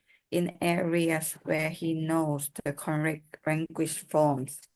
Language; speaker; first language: English; non-native, learner; Thai